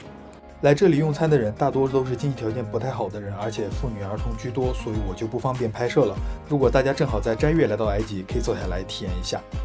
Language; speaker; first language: Chinese; native; Chinese